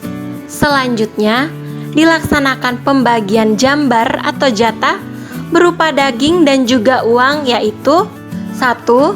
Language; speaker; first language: Indonesian; native; Indonesian